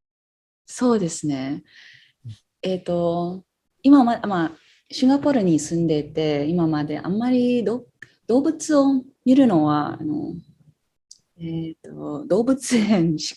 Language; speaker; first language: Japanese; non-native, fluent; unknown